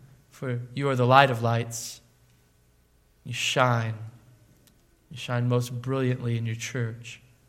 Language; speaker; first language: English; native; English